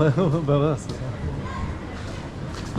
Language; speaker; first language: French; early bilingual, other home language; Polish